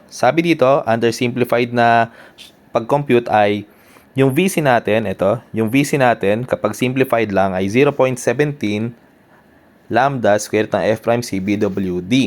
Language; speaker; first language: Filipino; native; Filipino